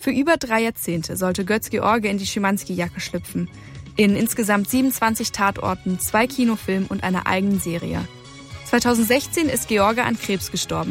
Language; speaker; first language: German; native; German